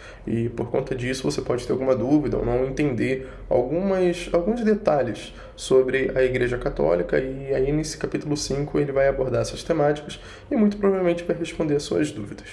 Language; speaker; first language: Portuguese; native; Portuguese